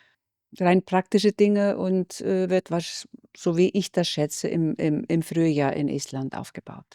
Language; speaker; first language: German; non-native, fluent; Icelandic